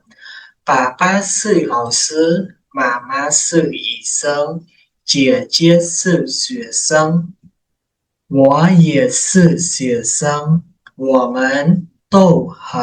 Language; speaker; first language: Chinese; non-native, fluent; Khmer